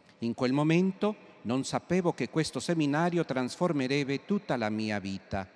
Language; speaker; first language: Italian; non-native, learner; Spanish